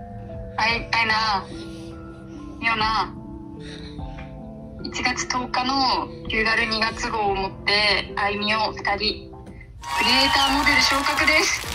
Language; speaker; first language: Japanese; native; Japanese